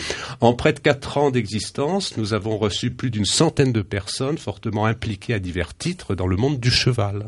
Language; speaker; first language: French; native; French